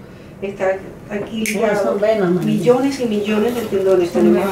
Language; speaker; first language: Spanish; native; Spanish